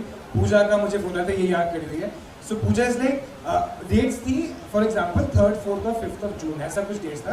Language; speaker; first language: Hindi; native; Hindi